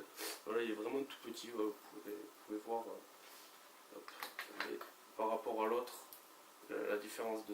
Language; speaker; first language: French; native; French